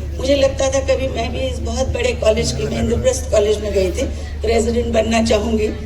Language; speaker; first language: Hindi; non-native, local second language; Odia